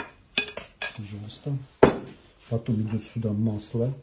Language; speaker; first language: Russian; non-native, fluent; Armenian